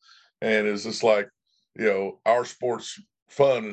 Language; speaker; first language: English; native; English